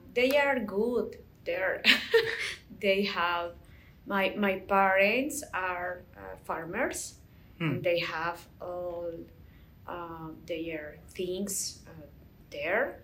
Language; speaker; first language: English; non-native, learner; Spanish